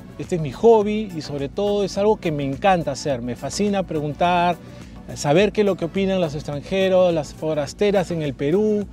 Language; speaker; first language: Spanish; native; Spanish